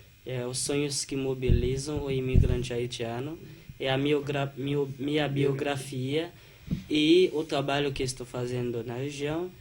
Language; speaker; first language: Portuguese; non-native, fluent; Haitian Creole